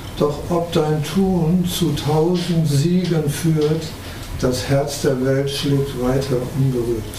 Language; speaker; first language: German; native; German